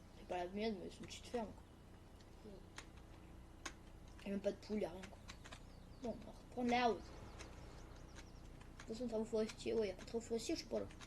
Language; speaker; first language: French; native; French